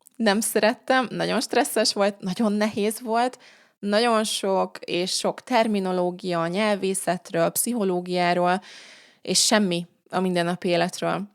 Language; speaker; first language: Hungarian; native; Hungarian